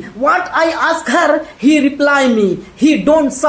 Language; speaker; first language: English; non-native, learner; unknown